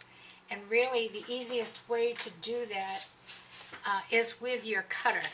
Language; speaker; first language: English; native; English